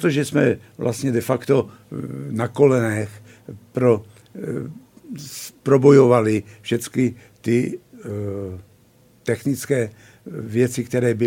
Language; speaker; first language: Czech; native; Czech